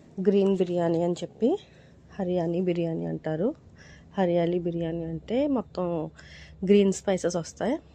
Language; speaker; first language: Telugu; non-native, local second language; Urdu